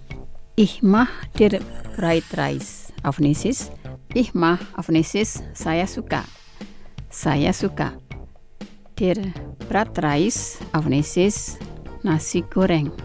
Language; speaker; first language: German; non-native, fluent; Indonesian